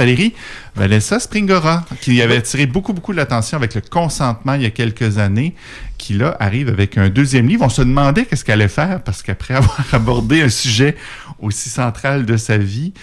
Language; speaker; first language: French; native; French